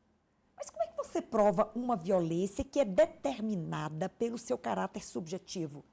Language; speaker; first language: Portuguese; native; Portuguese